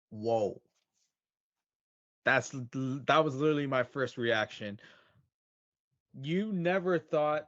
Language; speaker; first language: English; native; English